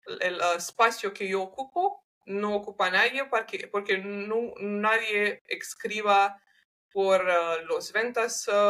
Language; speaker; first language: Spanish; non-native, learner; English